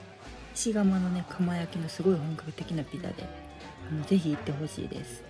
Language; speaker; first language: Japanese; native; Japanese